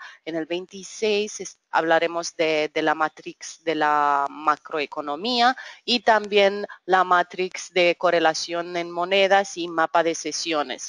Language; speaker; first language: Spanish; non-native, fluent; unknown